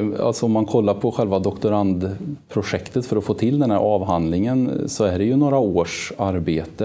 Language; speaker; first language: Swedish; native; Swedish